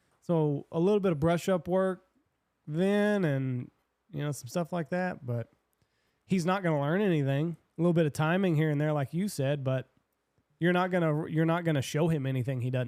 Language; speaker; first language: English; native; English